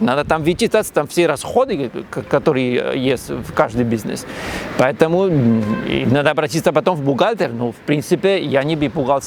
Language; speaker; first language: Russian; non-native, learner; Spanish